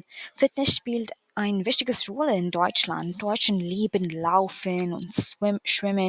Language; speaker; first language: German; non-native, learner; English